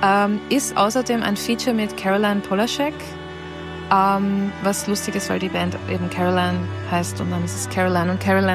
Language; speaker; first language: German; native; German